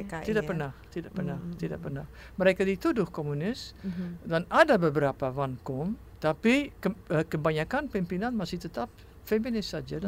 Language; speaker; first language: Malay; non-native, fluent; Dutch